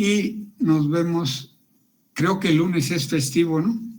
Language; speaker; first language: Spanish; native; Spanish